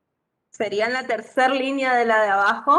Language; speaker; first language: Spanish; native; Spanish